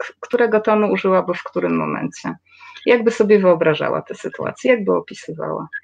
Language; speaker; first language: Polish; native; Polish